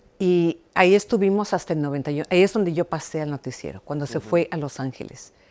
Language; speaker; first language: Spanish; early bilingual, heritage; Spanish